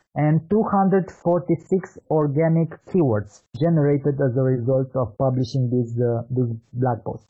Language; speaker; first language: English; non-native, fluent; Romanian